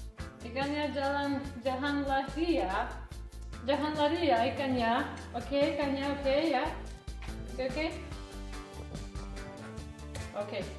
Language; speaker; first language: Indonesian; non-native, learner; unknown